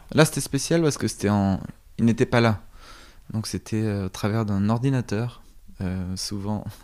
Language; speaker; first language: French; native; French